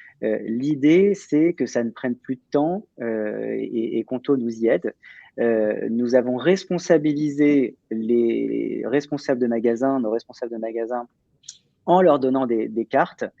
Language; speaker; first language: French; native; French